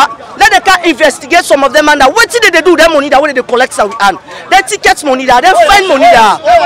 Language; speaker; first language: English; non-native, local second language; Krio